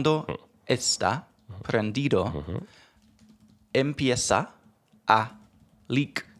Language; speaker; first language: Spanish; non-native, learner; English